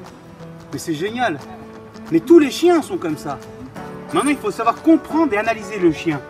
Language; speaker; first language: French; native; French